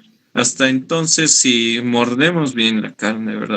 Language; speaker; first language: Spanish; native; Spanish